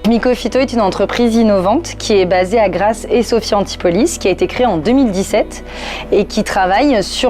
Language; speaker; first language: French; native; French